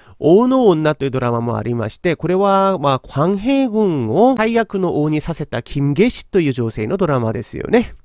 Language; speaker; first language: Japanese; non-native, fluent; Korean